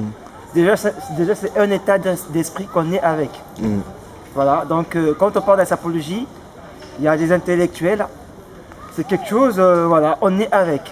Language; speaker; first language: French; non-native, local second language; Lingala